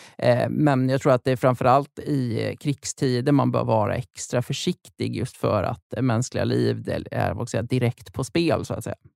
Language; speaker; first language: Swedish; native; Swedish